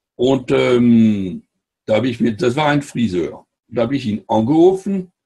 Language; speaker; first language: German; non-native, fluent; French